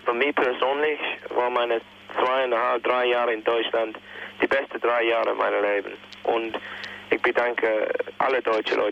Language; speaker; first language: German; non-native, fluent; English